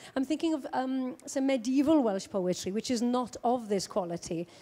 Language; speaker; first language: English; native; English